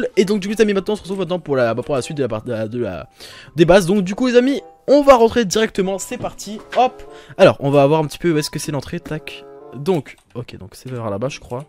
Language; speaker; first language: French; native; French